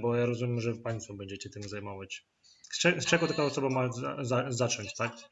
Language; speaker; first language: Polish; non-native, fluent; Ukrainian